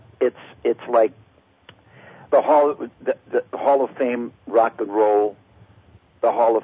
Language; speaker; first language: English; native; English